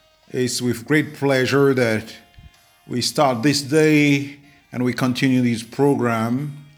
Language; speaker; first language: English; non-native, fluent; French